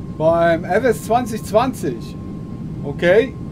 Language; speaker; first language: English; non-native, learner; German